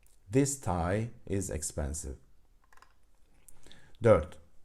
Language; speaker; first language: English; non-native, fluent; Turkish